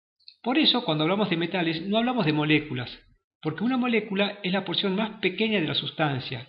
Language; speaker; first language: Spanish; native; Spanish